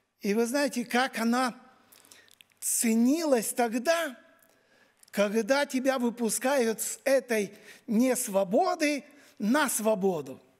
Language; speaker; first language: Russian; native; Russian